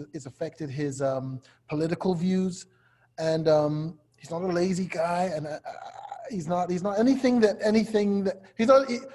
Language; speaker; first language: English; native; English